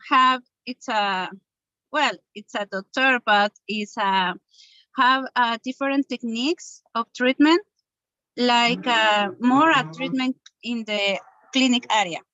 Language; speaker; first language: English; non-native, learner; Spanish